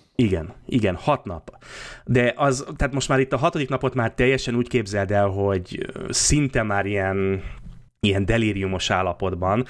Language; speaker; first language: Hungarian; native; Hungarian